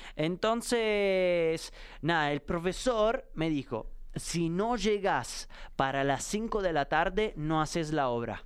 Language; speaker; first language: Spanish; non-native, fluent; Italian